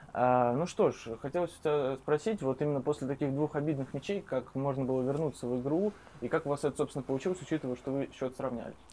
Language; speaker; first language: Russian; native; Russian